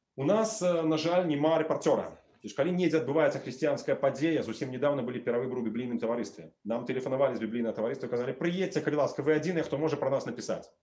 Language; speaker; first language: Belarusian; non-native, local second language; Russian